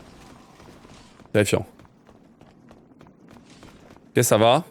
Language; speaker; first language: French; native; French